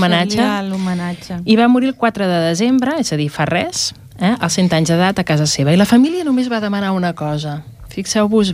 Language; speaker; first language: Catalan; native; Catalan